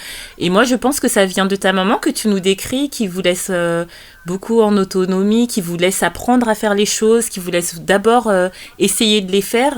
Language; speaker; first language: French; native; French